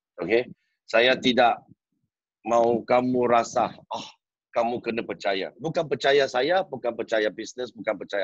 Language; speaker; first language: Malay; non-native, local second language; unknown